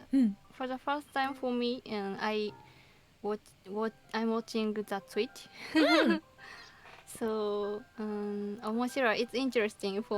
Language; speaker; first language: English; non-native, learner; Japanese